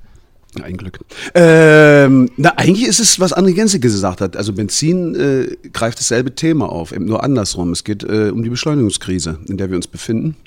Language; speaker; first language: German; native; German